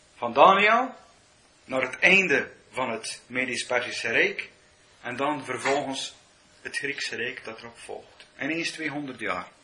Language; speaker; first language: Dutch; native; Dutch